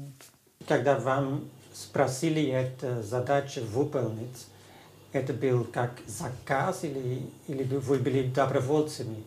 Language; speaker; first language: Russian; non-native, learner; Dutch